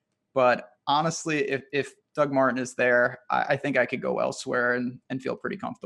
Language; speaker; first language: English; native; English